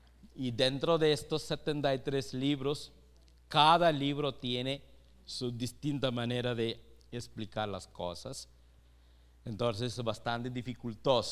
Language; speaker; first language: Spanish; non-native, fluent; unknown